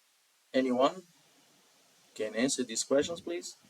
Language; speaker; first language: English; non-native, learner; Portuguese